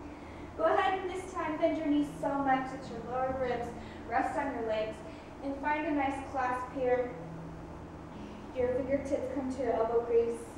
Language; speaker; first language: English; native; English